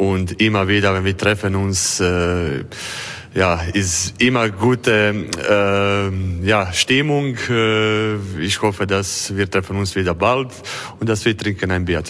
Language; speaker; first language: German; non-native, fluent; Croatian